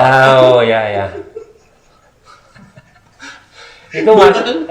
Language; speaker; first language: Indonesian; non-native, learner; Spanish